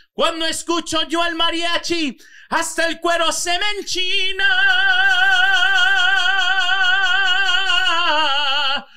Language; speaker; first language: Spanish; early bilingual, heritage; Spanish